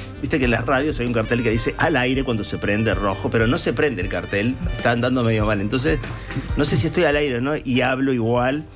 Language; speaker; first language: Spanish; native; Spanish